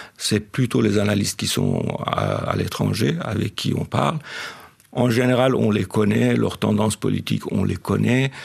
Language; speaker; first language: French; non-native, fluent; Persian